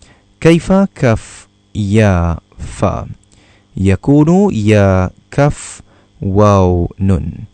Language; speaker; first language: Arabic; non-native, fluent; Malay